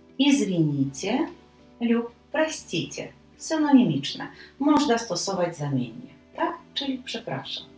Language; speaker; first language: Polish; non-native, fluent; Ukrainian